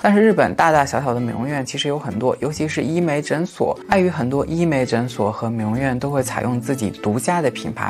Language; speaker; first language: Chinese; native; Chinese